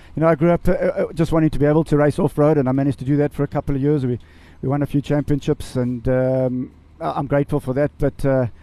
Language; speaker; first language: English; native; English